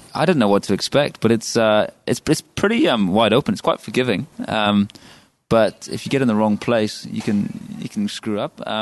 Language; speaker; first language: English; native; English